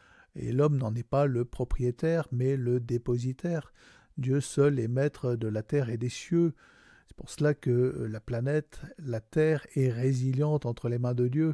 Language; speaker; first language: French; native; French